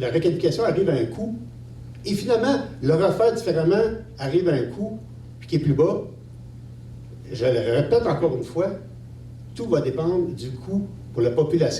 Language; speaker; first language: French; native; French